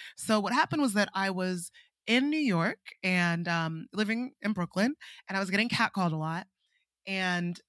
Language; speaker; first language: English; non-native, local second language; Igbo